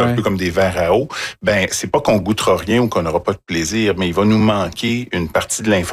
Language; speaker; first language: French; native; French